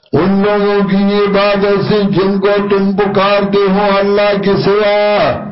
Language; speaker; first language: Urdu; non-native, local second language; Pashto